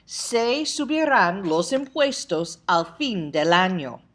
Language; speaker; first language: Spanish; non-native, fluent; English